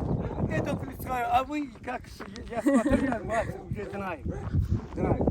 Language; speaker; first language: Russian; non-native, local second language; Azerbaijani